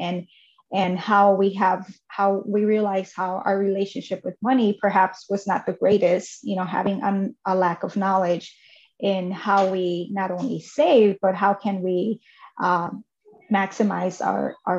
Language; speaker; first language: English; native; English